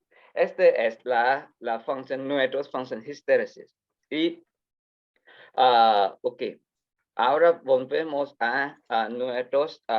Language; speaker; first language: Spanish; non-native, learner; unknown